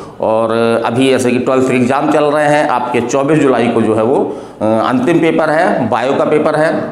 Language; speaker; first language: Hindi; native; Hindi